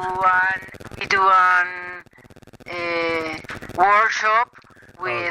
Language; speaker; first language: English; non-native, learner; Spanish